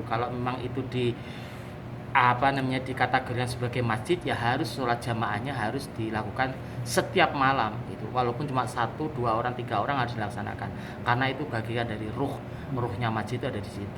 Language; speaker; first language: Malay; non-native, local second language; Javanese